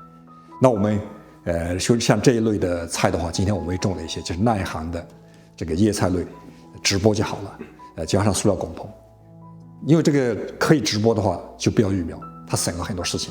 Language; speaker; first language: Chinese; native; Chinese